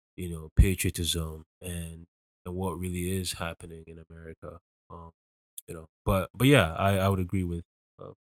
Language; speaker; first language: English; early bilingual, other home language; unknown